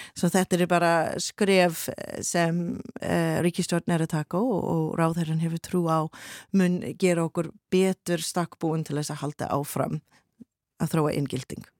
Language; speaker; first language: Icelandic; non-native, fluent; English